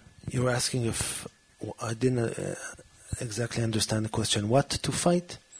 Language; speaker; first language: English; early bilingual, other home language; Hebrew